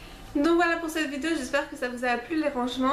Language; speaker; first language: French; native; French